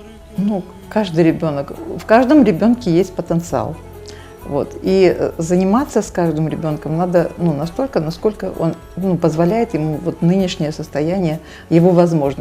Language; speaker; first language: Russian; native; Russian